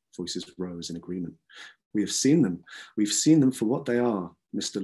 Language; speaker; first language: English; native; English